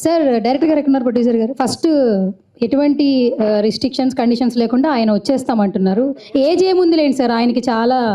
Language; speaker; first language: Telugu; native; Telugu